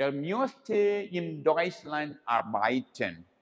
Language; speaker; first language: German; non-native, learner; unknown